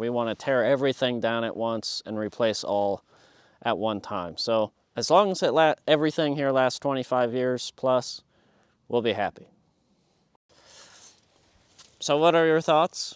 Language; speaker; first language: English; native; English